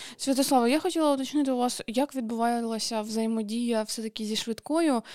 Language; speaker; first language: Ukrainian; native; Ukrainian